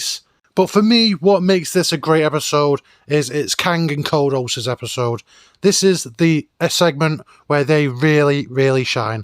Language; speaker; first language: English; native; English